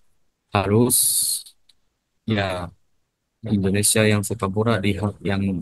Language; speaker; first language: Indonesian; non-native, learner; Japanese